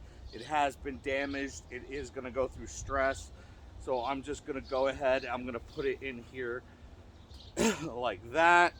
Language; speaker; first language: English; native; English